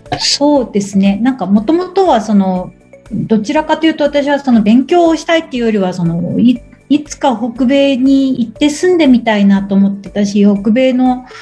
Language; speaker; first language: Japanese; native; Japanese